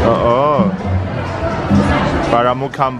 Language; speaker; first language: Filipino; non-native, learner; Arabic